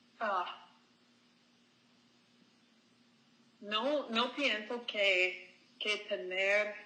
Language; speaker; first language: Spanish; non-native, learner; English